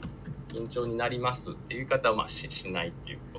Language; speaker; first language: Japanese; native; Japanese